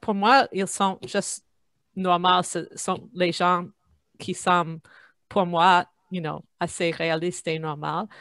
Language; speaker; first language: French; non-native, fluent; English